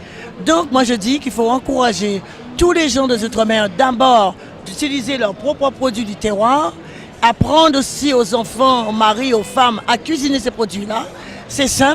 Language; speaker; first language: French; native; French